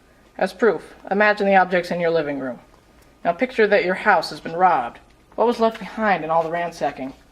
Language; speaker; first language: English; native; English